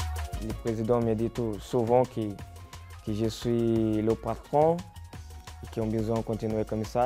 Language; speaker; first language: French; non-native, fluent; Portuguese